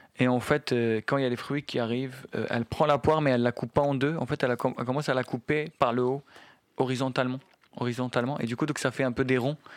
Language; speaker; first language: French; non-native, local second language; Arabic